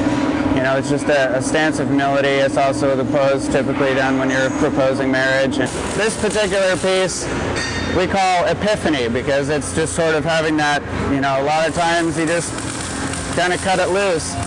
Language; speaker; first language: English; native; English